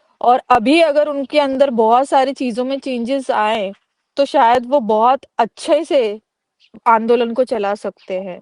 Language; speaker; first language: Hindi; native; Hindi